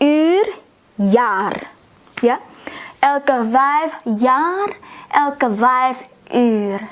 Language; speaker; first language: Dutch; non-native, fluent; Indonesian